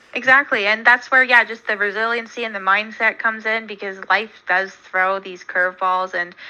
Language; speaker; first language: English; native; English